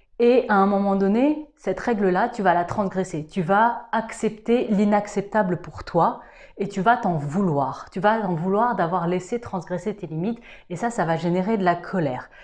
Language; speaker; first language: French; native; French